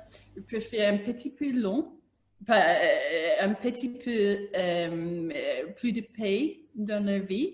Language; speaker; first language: French; non-native, learner; English